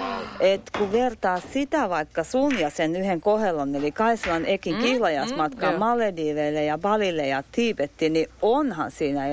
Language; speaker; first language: Finnish; native; Finnish